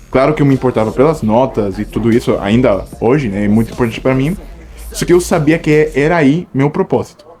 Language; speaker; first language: Portuguese; non-native, fluent; Spanish